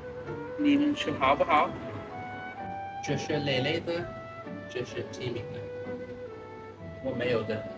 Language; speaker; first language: Chinese; non-native, learner; English